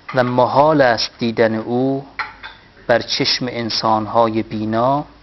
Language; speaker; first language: Persian; non-native, local second language; Azerbaijani